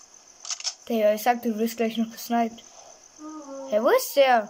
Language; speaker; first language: German; native; German